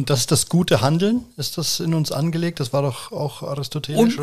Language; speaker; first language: German; native; German